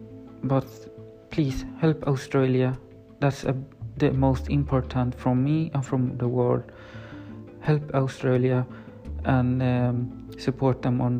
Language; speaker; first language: English; non-native, learner; Swedish